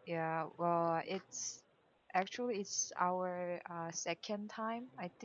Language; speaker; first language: English; non-native, learner; Korean